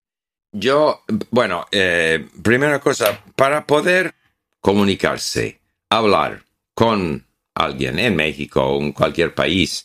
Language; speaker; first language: Spanish; non-native, fluent; English